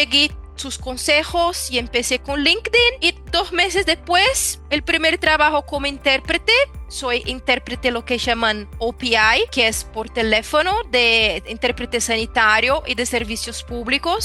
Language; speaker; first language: Spanish; non-native, fluent; Portuguese